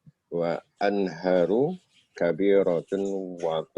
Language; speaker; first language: Arabic; non-native, learner; Indonesian